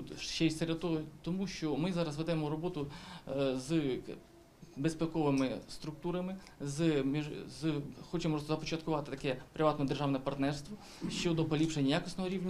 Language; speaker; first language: Ukrainian; native; Ukrainian